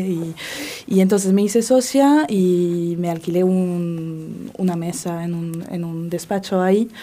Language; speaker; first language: Spanish; non-native, fluent; French